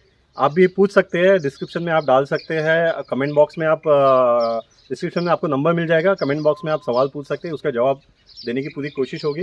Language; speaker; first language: Hindi; non-native, local second language; Marathi